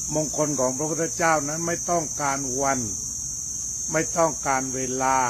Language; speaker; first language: Thai; native; Thai